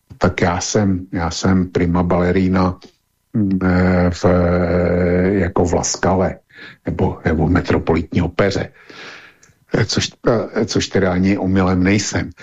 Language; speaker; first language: Czech; native; Czech